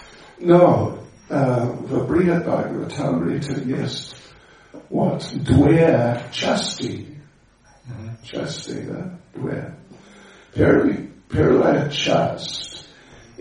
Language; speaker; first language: Russian; non-native, learner; English